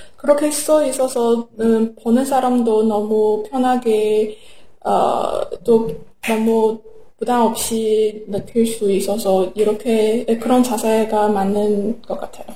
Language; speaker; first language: Korean; non-native, learner; Chinese